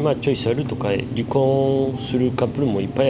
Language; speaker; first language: Japanese; non-native, learner; French